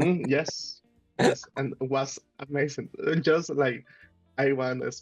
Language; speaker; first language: English; non-native, learner; Spanish